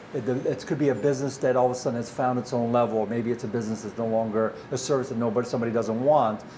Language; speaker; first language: English; early bilingual, other home language; Dutch